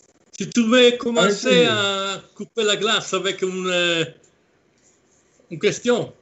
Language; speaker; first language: French; non-native, fluent; Italian